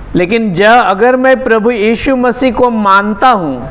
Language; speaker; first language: Hindi; non-native, local second language; Marathi